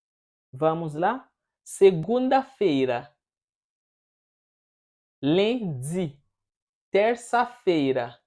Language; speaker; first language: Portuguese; non-native, fluent; Haitian Creole